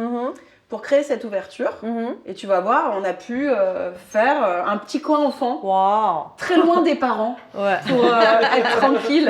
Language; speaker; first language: French; native; French